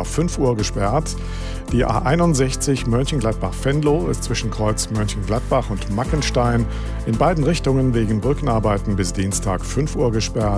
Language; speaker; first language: German; native; German